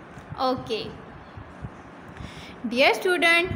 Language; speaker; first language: English; non-native, fluent; Urdu